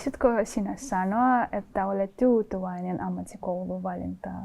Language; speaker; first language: Finnish; non-native, fluent; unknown